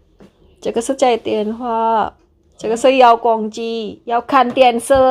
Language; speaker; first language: Chinese; non-native, learner; Javanese